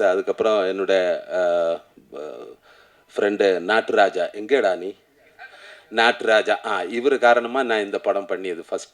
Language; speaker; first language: Tamil; non-native, learner; Malayalam